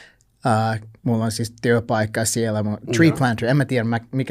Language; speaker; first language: Finnish; non-native, learner; English